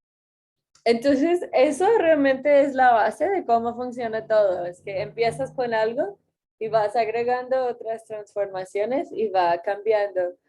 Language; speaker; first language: Spanish; non-native, fluent; English